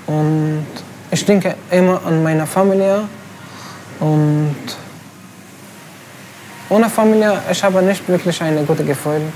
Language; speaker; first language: German; non-native, learner; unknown